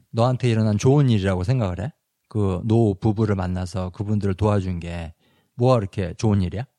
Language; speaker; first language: Korean; native; Korean